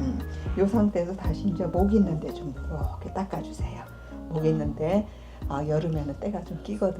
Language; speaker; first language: Korean; native; Korean